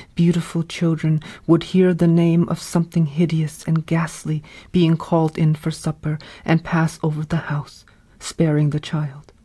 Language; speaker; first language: English; early bilingual, other home language; Vietnamese